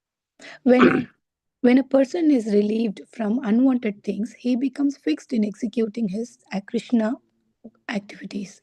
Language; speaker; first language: English; non-native, fluent; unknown